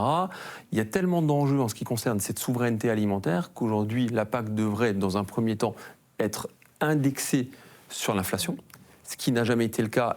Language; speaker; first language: French; native; French